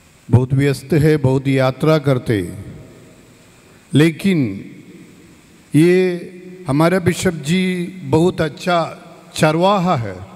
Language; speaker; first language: Hindi; non-native, local second language; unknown